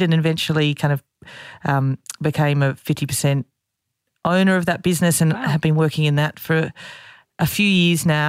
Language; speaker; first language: English; native; English